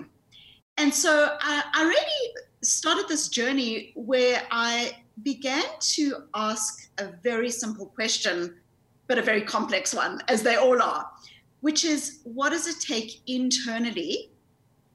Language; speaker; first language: English; native; English